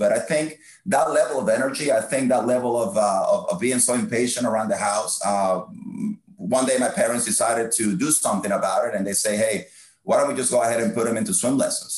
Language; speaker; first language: English; non-native, fluent; Spanish